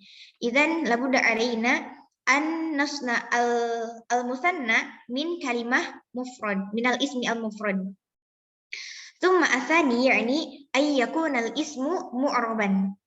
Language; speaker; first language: Arabic; non-native, learner; Indonesian